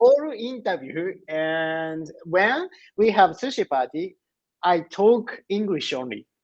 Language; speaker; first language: English; non-native, learner; Japanese